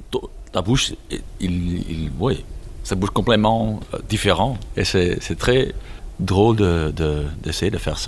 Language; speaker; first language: French; non-native, learner; Dutch